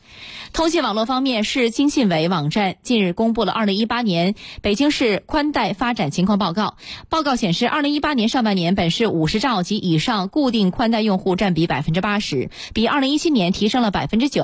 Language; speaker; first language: Chinese; native; Chinese